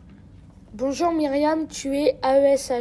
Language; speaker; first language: French; native; French